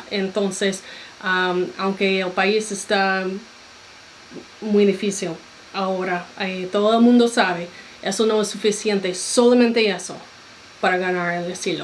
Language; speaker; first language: Spanish; non-native, fluent; English